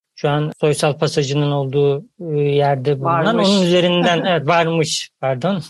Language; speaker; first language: Turkish; native; Turkish